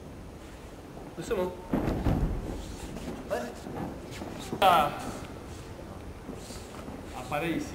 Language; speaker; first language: French; non-native, learner; Romanian